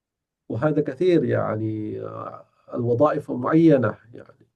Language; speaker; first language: Arabic; non-native, fluent; Indonesian